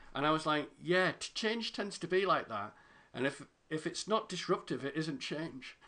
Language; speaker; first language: English; native; English